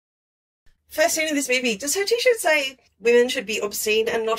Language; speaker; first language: English; native; English